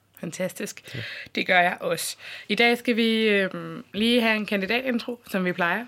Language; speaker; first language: Danish; native; Danish